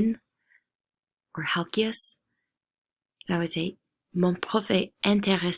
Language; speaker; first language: French; non-native, fluent; English